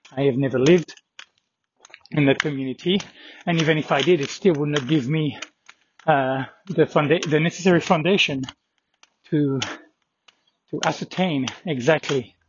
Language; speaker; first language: English; non-native, fluent; French